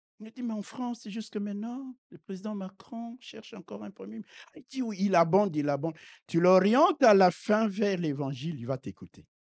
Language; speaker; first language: French; non-native, local second language; Lingala